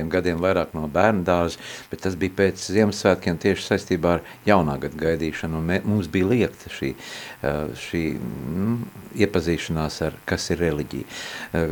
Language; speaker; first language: Latvian; native; Latvian